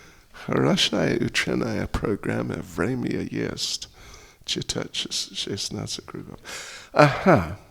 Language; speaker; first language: Russian; non-native, learner; English